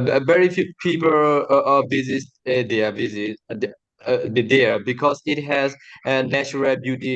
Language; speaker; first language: English; non-native, learner; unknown